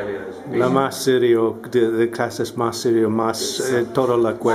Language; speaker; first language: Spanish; non-native, learner; English